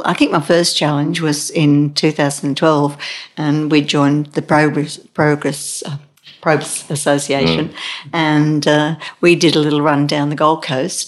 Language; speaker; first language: English; native; English